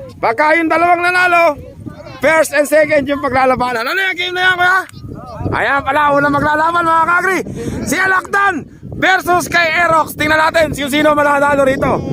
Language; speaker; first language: Filipino; native; Filipino